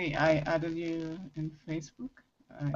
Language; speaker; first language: English; non-native, learner; Spanish